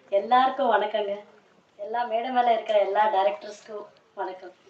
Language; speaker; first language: Tamil; non-native, learner; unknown